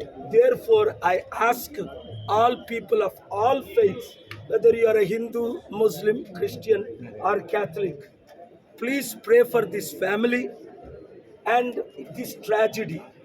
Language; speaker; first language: English; non-native, local second language; Telugu